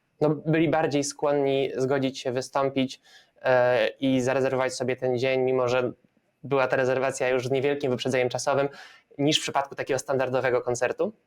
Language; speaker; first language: Polish; native; Polish